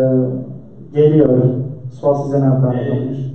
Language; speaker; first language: Turkish; non-native, fluent; Central Kurdish